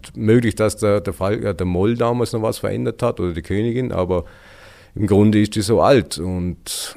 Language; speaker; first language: German; native; German